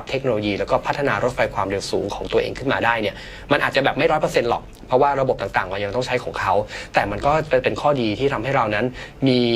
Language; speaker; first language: Thai; native; Thai